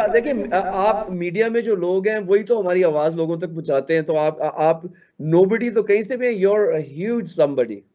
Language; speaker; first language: Urdu; native; Urdu